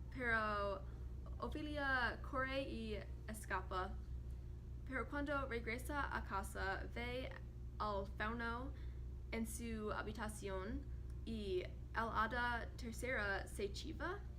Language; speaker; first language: Spanish; non-native, learner; English